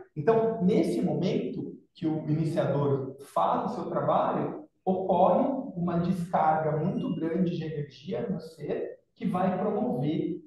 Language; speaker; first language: Portuguese; native; Portuguese